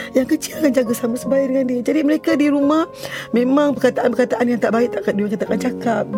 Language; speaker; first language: Malay; native; Malay